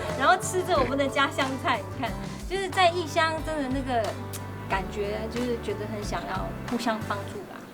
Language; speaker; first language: Chinese; native; Chinese